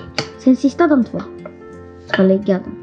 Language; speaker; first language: Swedish; non-native, learner; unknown